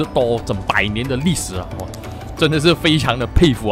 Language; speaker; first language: Chinese; native; Chinese